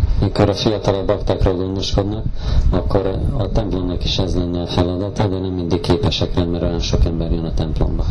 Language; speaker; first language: Hungarian; native; Hungarian